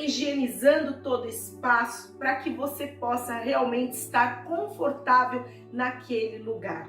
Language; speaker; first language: Portuguese; native; Portuguese